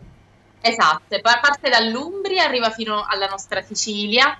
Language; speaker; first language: Italian; native; Italian